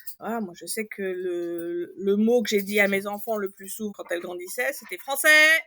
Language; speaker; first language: French; native; French